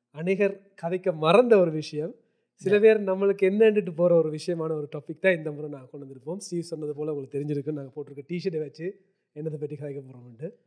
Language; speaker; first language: Tamil; early bilingual, heritage; Tamil